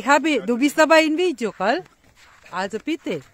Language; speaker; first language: German; non-native, learner; Filipino